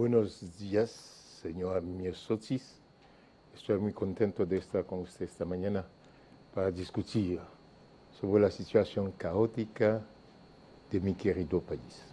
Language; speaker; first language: Spanish; non-native, fluent; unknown